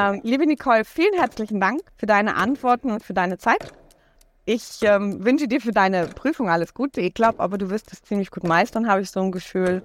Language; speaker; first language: German; native; German